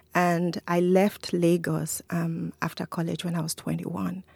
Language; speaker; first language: English; non-native, local second language; Yoruba